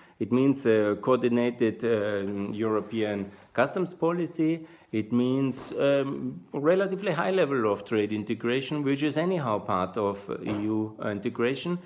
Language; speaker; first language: English; non-native, fluent; German